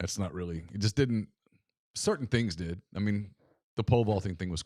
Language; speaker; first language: English; native; English